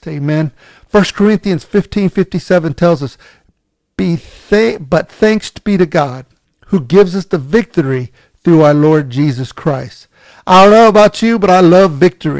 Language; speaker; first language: English; native; English